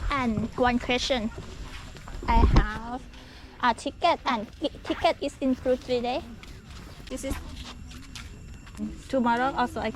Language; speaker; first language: English; non-native, learner; Thai